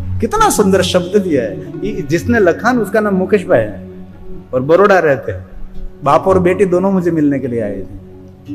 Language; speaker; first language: Hindi; non-native, local second language; Gujarati